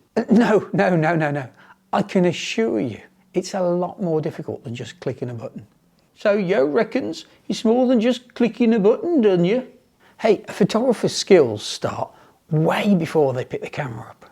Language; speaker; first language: English; native; English